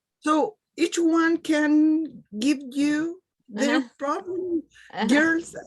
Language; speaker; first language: English; non-native, learner; Spanish